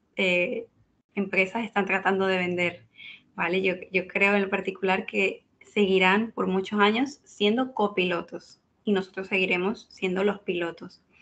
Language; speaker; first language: Spanish; native; Spanish